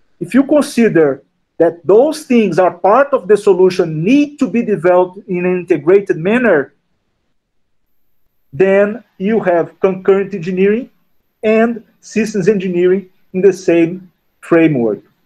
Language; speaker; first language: English; non-native, fluent; Portuguese